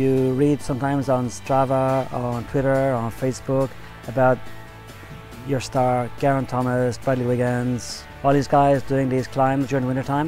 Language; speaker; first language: English; native; English